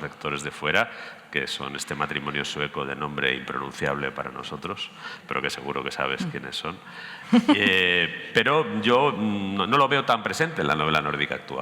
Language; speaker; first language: Spanish; native; Spanish